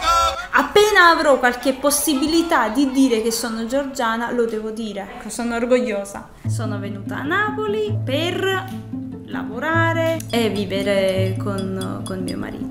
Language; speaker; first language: Italian; non-native, fluent; Georgian